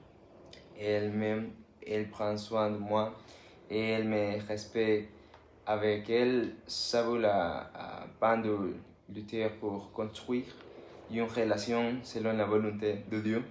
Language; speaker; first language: French; non-native, learner; Spanish